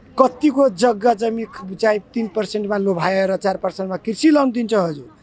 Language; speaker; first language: Nepali; non-native, local second language; Maithili